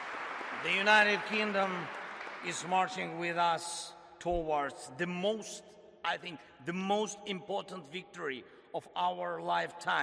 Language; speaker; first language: English; non-native, fluent; Ukrainian